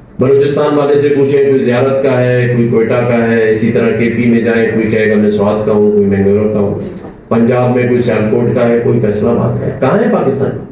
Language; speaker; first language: Urdu; native; Urdu